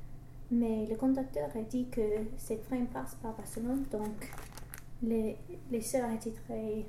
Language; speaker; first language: French; non-native, learner; English